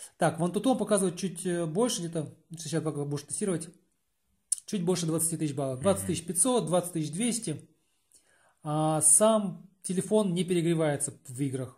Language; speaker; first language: Russian; native; Russian